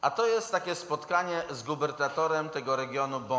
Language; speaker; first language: Polish; native; Polish